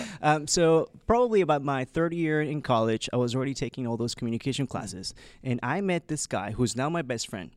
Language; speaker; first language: English; early bilingual, other home language; Chinese